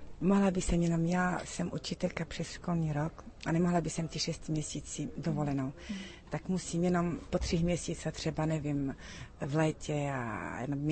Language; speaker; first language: Czech; early bilingual, heritage; Arabic